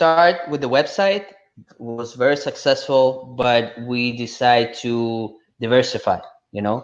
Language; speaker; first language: English; non-native, fluent; Russian